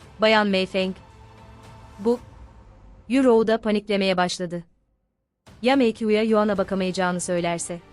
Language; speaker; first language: Turkish; native; Turkish